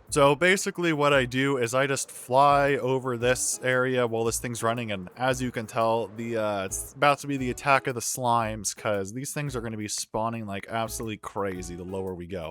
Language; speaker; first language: English; native; English